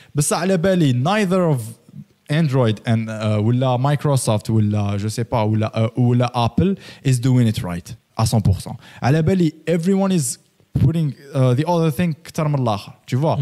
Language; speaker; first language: English; non-native, fluent; Arabic